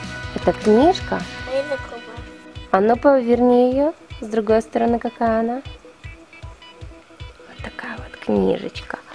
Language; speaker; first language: Russian; native; Russian